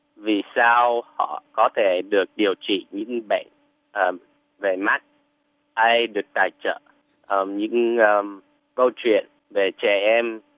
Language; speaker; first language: Vietnamese; non-native, fluent; English